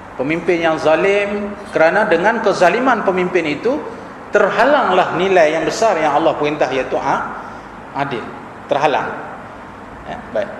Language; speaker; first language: Malay; native; Malay